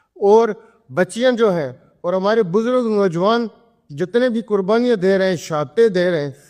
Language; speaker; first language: Urdu; non-native, local second language; Pahari-Potwari